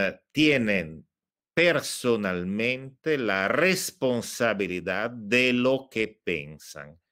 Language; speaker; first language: Spanish; non-native, fluent; Italian